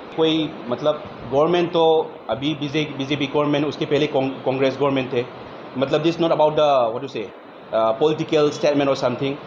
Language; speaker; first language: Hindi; non-native, local second language; Manipuri